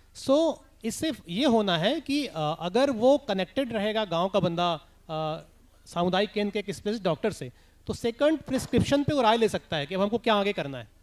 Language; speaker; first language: Hindi; native; Hindi